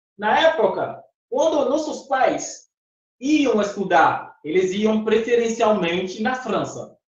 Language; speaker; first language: Portuguese; non-native, fluent; Fon